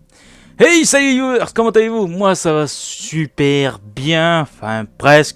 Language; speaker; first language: French; native; French